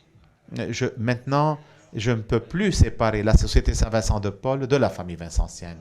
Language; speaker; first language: French; non-native, fluent; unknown